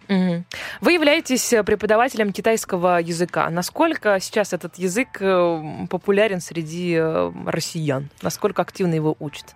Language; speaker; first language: Russian; native; Russian